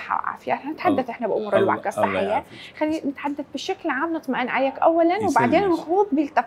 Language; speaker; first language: Arabic; native; Arabic